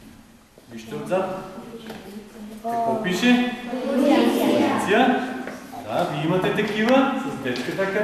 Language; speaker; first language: Bulgarian; native; Bulgarian